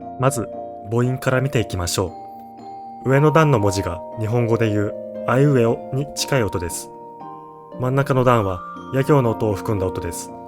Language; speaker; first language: Japanese; native; Japanese